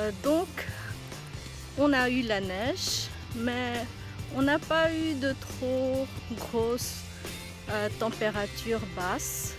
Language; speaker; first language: French; non-native, fluent; Bangla